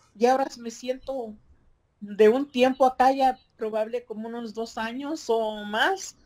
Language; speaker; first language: Spanish; native; Spanish